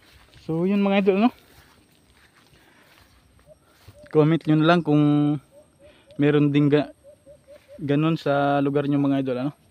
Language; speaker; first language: Filipino; native; Filipino